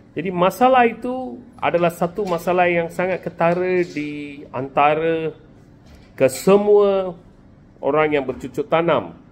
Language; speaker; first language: Malay; non-native, local second language; Tamil